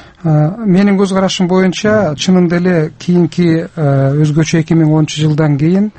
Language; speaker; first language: Kyrgyz; native; Kyrgyz